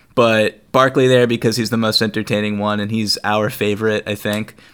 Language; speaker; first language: English; native; English